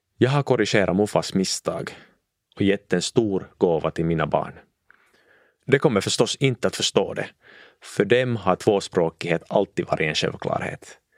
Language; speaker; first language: Swedish; non-native, local second language; Finnish